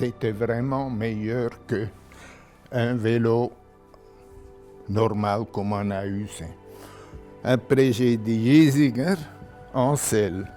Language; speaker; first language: French; non-native, local second language; German